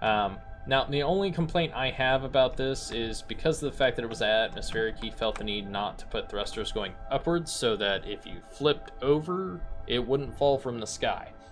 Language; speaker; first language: English; native; English